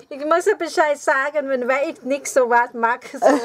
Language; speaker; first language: German; non-native, learner; Thai